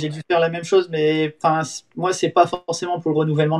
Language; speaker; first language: French; native; French